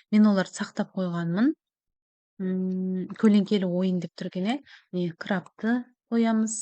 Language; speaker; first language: Kazakh; native; Kazakh